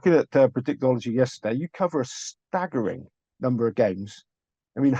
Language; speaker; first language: English; native; English